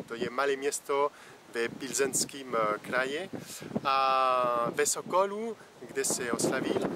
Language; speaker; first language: Czech; non-native, fluent; French